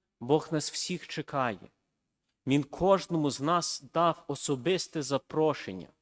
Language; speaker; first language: Ukrainian; early bilingual, heritage; Ukrainian